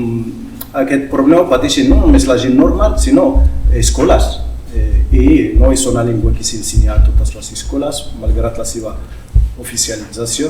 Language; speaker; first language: Catalan; non-native, fluent; Berber languages